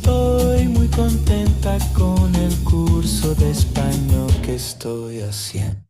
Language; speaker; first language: Spanish; non-native, learner; Portuguese